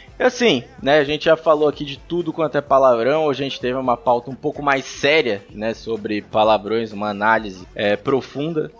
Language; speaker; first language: Portuguese; native; Portuguese